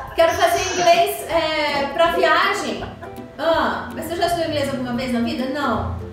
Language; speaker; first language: Portuguese; native; Portuguese